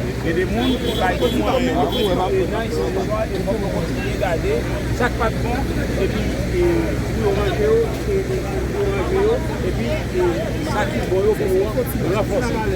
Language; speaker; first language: French; non-native, local second language; Haitian Creole